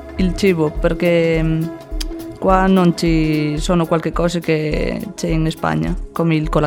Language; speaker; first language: Italian; non-native, learner; Spanish